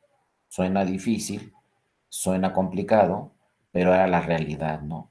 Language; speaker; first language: Spanish; native; Spanish